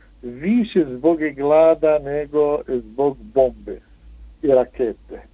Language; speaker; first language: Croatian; non-native, fluent; Arabic